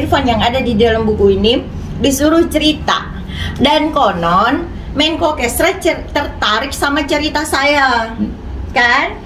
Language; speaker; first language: Indonesian; non-native, local second language; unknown